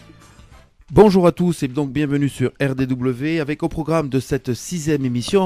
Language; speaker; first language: French; native; French